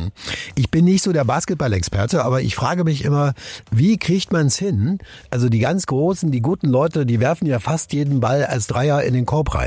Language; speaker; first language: German; native; German